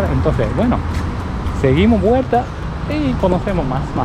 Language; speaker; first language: Spanish; non-native, learner; Japanese